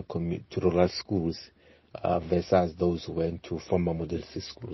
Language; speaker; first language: English; non-native, local second language; Xhosa